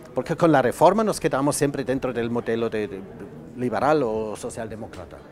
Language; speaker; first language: Spanish; non-native, fluent; German